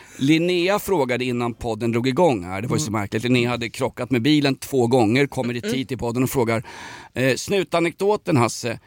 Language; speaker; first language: Swedish; native; Swedish